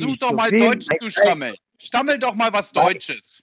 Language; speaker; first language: German; native; German